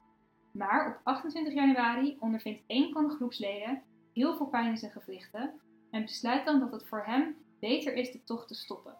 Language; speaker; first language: Dutch; native; Dutch